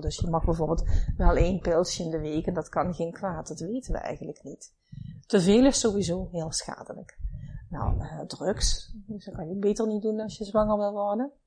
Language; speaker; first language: Dutch; native; Dutch